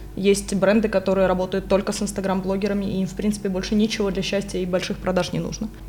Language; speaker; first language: Russian; non-native, local second language; Ukrainian